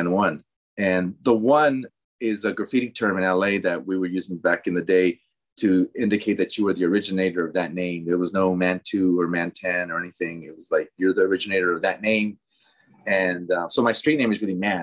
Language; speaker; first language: English; early bilingual, other home language; Spanish